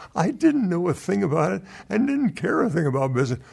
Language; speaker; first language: English; native; English